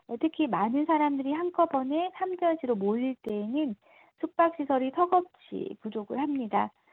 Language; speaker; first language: Korean; native; Korean